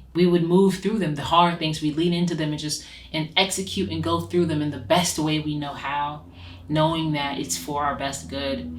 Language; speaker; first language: English; native; English